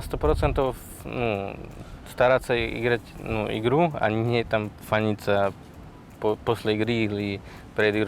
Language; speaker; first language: Russian; non-native, fluent; Slovak